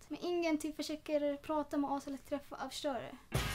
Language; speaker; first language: Swedish; non-native, learner; Tigrinya